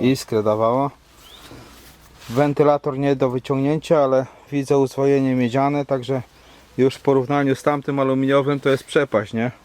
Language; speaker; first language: Polish; native; Polish